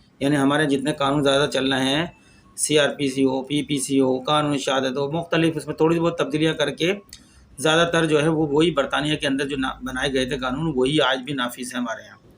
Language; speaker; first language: Urdu; native; Urdu